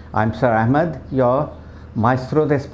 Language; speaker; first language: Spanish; non-native, fluent; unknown